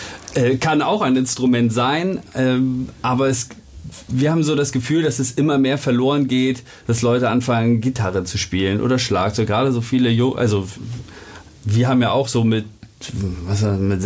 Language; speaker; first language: German; native; German